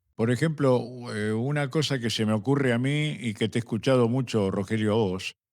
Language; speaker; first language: Spanish; native; Spanish